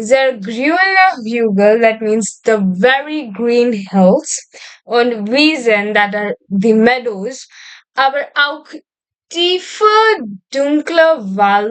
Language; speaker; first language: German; non-native, fluent; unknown